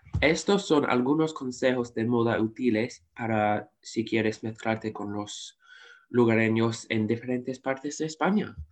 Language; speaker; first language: Spanish; non-native, learner; English